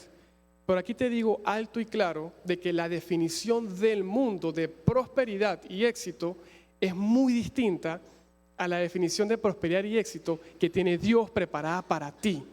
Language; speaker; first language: Spanish; native; Spanish